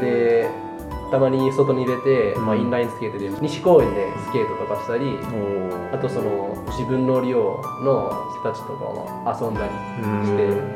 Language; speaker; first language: Japanese; non-native, fluent; Arabic